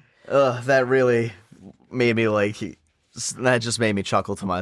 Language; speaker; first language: English; native; English